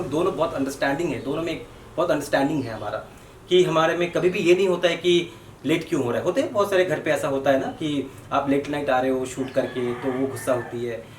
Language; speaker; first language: Hindi; non-native, local second language; Bangla